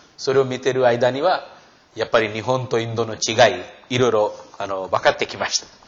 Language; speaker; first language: Japanese; non-native, fluent; Hindi